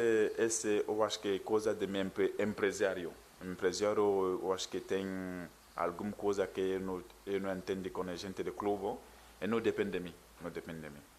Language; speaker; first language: Portuguese; non-native, learner; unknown